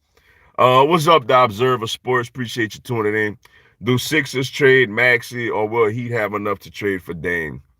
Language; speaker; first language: English; native; English